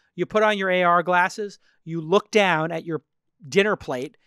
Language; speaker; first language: English; native; English